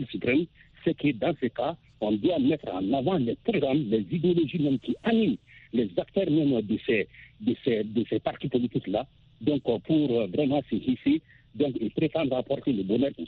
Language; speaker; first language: French; non-native, local second language; Bambara